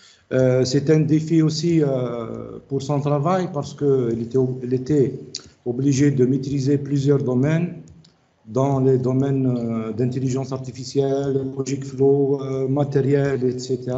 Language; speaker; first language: French; non-native, local second language; Kabyle